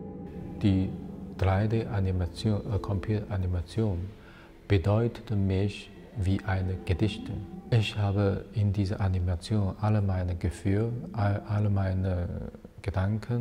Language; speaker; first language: German; non-native, fluent; Chinese